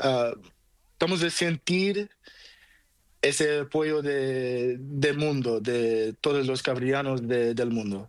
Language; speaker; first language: Spanish; non-native, learner; Portuguese